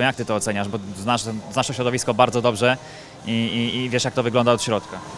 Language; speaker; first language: Polish; native; Polish